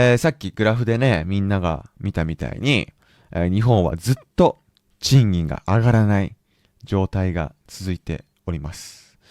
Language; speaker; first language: Japanese; native; Japanese